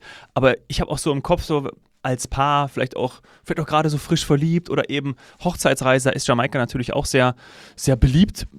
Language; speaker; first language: German; native; German